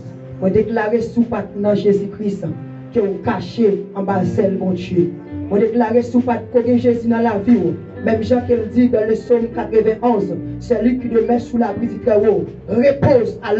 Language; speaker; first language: French; non-native, learner; Haitian Creole